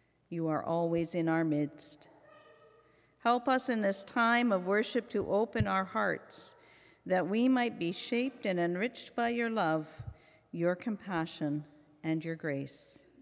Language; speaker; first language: English; native; English